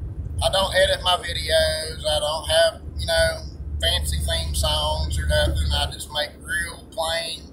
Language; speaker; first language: English; native; English